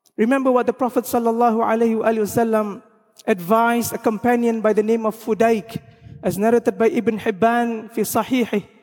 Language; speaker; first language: English; non-native, local second language; Malay